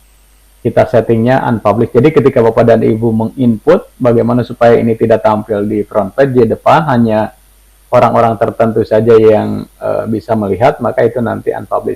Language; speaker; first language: Indonesian; native; Indonesian